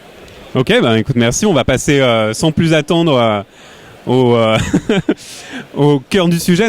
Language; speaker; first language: French; native; French